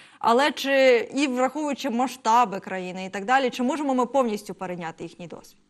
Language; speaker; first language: Ukrainian; native; Ukrainian